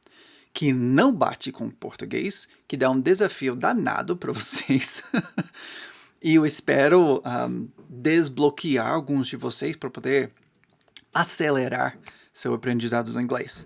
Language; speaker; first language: Portuguese; non-native, fluent; English